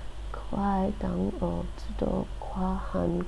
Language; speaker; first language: Vietnamese; non-native, learner; English